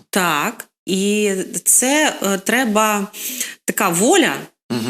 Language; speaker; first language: Ukrainian; non-native, local second language; Russian